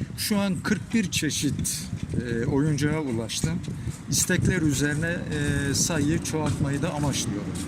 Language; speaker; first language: Turkish; native; Turkish